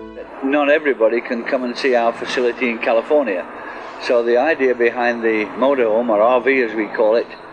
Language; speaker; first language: English; native; English